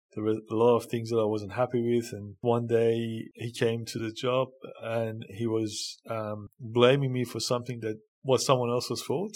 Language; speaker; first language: English; non-native, fluent; Persian